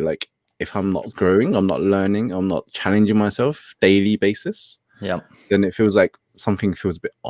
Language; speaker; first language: English; native; English